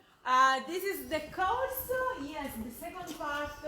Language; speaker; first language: English; non-native, fluent; Italian